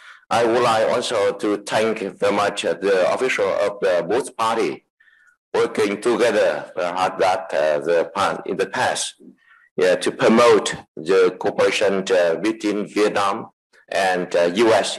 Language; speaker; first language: English; non-native, fluent; Vietnamese